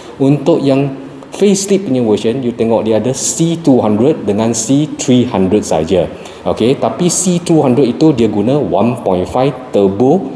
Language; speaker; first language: Malay; non-native, local second language; Chinese